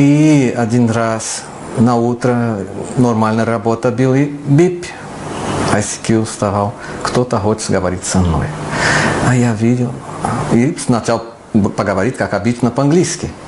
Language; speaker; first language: Russian; non-native, learner; Portuguese